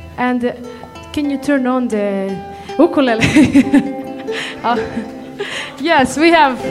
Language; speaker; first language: English; non-native, fluent; Latvian